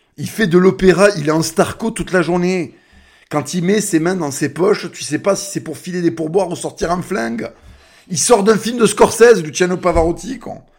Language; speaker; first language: French; non-native, local second language; Spanish